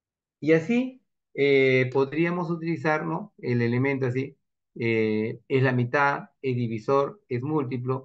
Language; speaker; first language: Spanish; native; Spanish